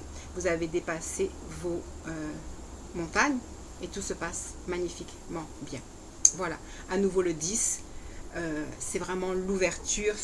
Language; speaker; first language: French; native; French